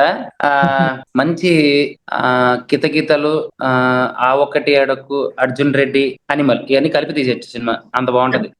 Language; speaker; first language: Telugu; native; Telugu